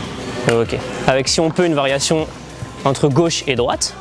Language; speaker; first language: French; native; French